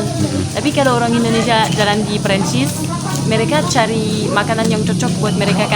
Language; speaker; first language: Indonesian; non-native, fluent; French